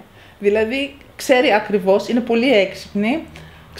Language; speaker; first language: Greek; non-native, fluent; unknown